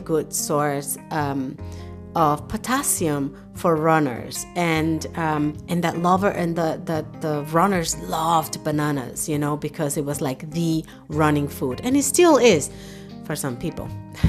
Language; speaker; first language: English; early bilingual, other home language; Spanish